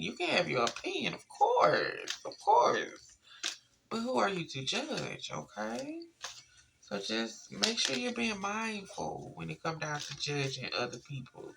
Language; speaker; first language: English; native; English